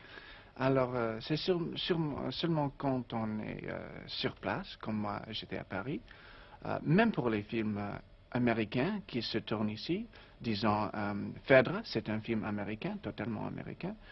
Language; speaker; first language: French; non-native, learner; English